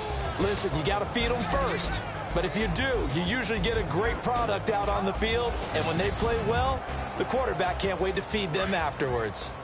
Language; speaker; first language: English; native; English